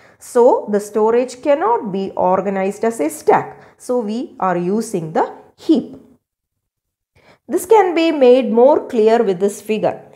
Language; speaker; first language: English; non-native, local second language; Malayalam